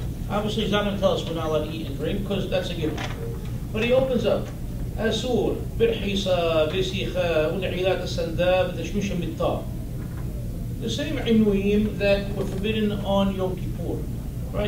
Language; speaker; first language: English; native; English